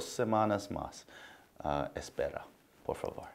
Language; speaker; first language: Spanish; non-native, learner; English